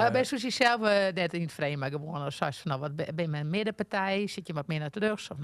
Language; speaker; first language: Dutch; non-native, local second language; Western Frisian